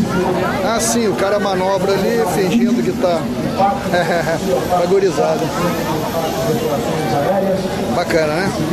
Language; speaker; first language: Portuguese; native; Portuguese